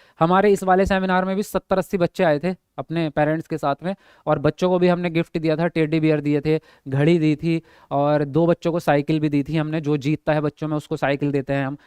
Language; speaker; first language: Hindi; native; Hindi